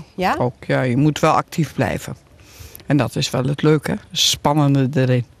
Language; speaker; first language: Dutch; native; Dutch